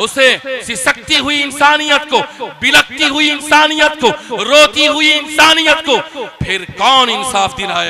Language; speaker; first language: Urdu; native; Urdu